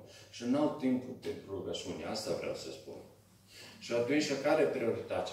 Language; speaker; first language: Romanian; non-native, learner; Serbian